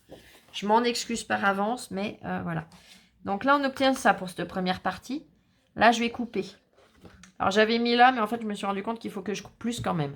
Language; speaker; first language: French; native; French